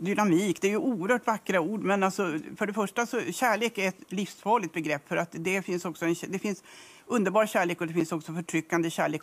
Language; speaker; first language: Swedish; native; Swedish